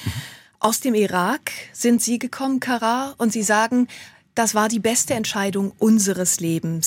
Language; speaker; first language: German; native; German